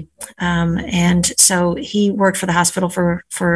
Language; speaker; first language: English; native; English